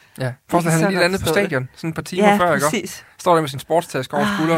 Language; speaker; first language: Danish; native; Danish